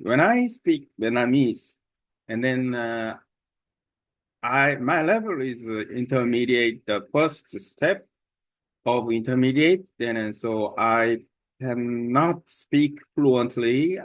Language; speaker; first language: English; non-native, learner; Korean